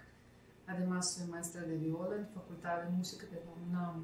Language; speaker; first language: Spanish; non-native, fluent; Russian